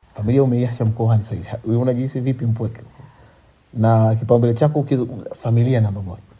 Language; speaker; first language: Swahili; native; Swahili